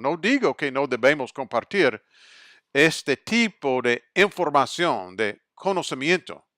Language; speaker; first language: Spanish; non-native, fluent; English